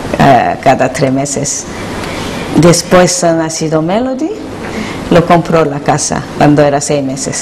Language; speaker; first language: Spanish; non-native, learner; Korean